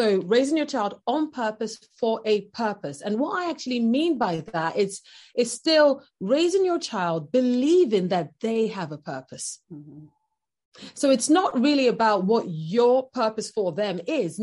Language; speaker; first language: English; non-native, local second language; Yoruba